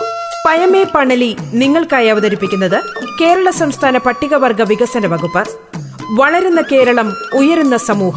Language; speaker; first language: Malayalam; native; Malayalam